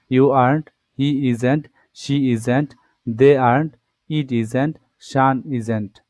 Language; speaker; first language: English; non-native, local second language; Bangla